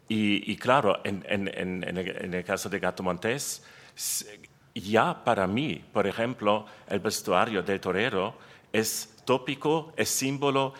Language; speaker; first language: Spanish; non-native, learner; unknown